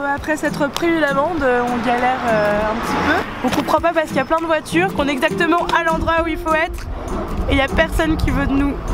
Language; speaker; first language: French; native; French